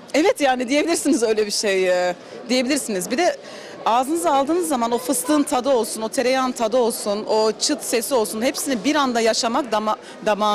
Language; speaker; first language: Turkish; early bilingual, heritage; Turkish